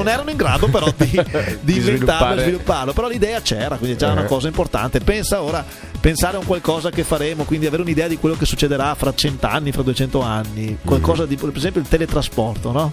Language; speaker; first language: Italian; native; Italian